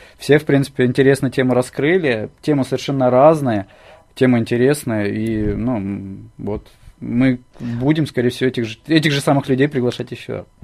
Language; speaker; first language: Russian; native; Russian